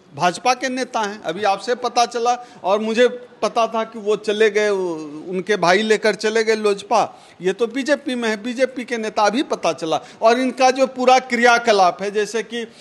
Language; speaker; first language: Hindi; native; Hindi